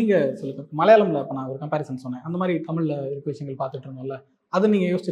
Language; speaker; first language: Tamil; native; Tamil